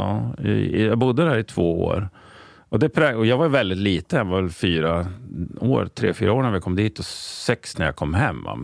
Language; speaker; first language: Swedish; native; Swedish